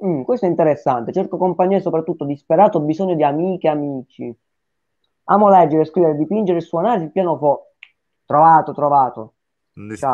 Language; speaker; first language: Italian; native; Italian